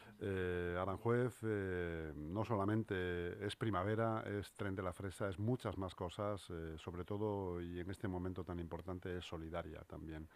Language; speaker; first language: Spanish; native; Spanish